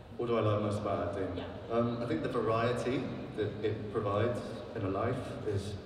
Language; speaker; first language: English; native; English